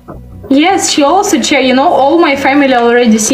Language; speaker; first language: English; non-native, learner; Russian